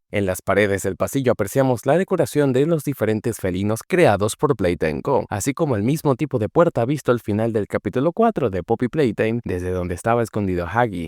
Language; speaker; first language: Spanish; native; Spanish